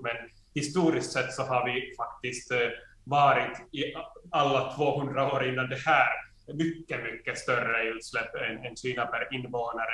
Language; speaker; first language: Swedish; non-native, fluent; Finnish